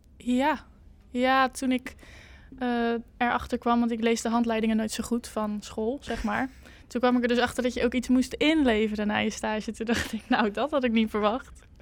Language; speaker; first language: Dutch; native; Dutch